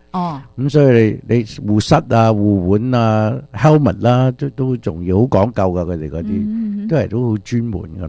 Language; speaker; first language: Chinese; early bilingual, other home language; Cantonese